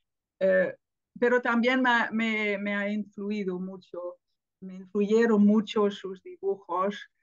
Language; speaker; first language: Spanish; non-native, fluent; Dutch